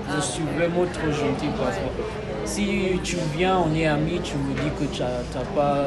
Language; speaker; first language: French; non-native, fluent; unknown